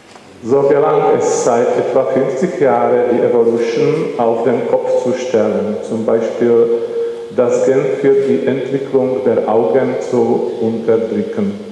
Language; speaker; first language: German; non-native, learner; Czech